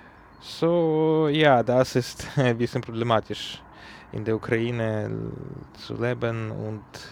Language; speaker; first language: German; non-native, learner; Ukrainian